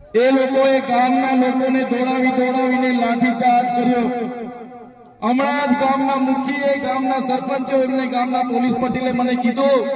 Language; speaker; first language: Gujarati; non-native, local second language; Bhili